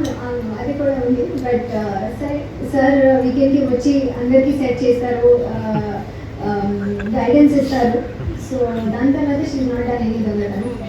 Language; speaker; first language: Telugu; non-native, learner; Hindi